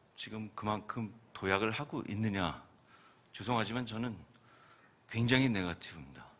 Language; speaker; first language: Korean; native; Korean